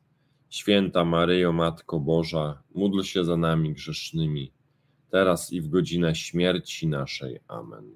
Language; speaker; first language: Polish; native; Polish